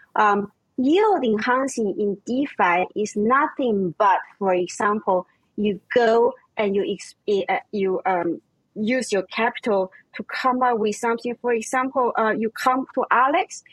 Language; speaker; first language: English; non-native, fluent; German